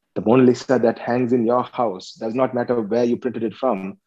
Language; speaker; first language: English; non-native, local second language; Tamil